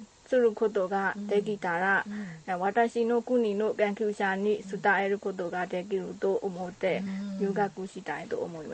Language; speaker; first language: Japanese; non-native, learner; Burmese